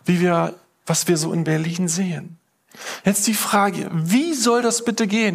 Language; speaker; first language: German; native; German